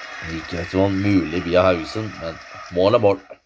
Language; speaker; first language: Norwegian; native; Norwegian